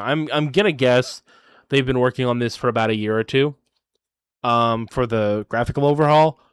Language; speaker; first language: English; native; English